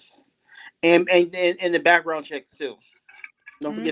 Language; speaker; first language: English; native; English